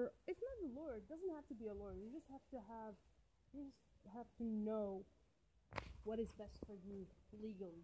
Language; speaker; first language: English; non-native, fluent; Arabic